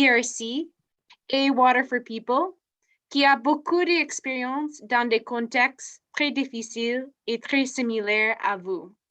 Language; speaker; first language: French; non-native, fluent; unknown